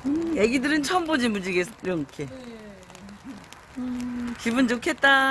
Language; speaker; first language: Korean; native; Korean